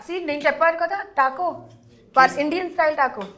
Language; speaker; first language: Telugu; non-native, learner; Hindi